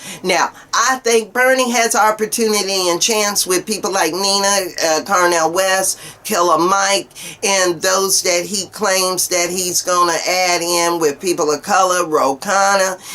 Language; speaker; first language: English; native; English